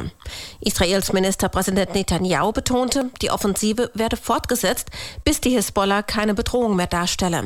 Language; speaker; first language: German; native; German